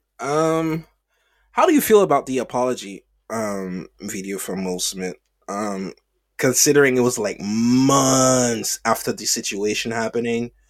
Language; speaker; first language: English; native; English